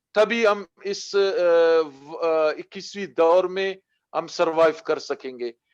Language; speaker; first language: Urdu; non-native, local second language; Baluchi